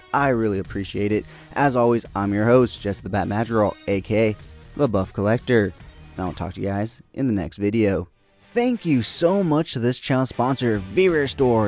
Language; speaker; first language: English; native; English